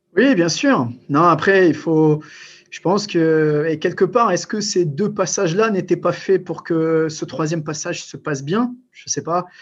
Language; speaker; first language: French; early bilingual, other home language; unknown